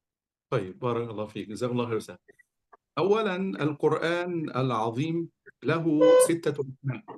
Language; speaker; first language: Arabic; native; Arabic